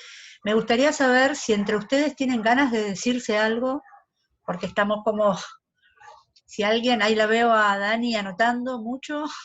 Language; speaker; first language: Spanish; native; Spanish